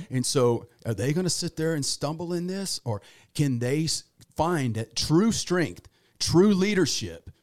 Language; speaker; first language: English; native; English